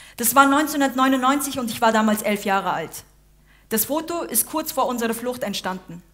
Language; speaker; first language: German; early bilingual, other home language; Uyghur